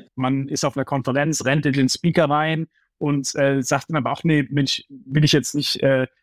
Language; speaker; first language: German; native; German